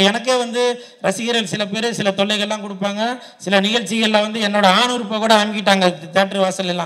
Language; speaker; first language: Tamil; native; Tamil